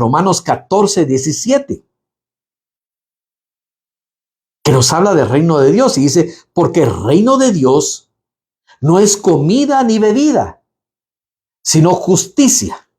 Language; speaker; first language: Spanish; native; Spanish